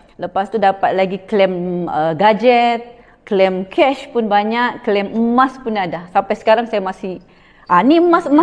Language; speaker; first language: Malay; native; Malay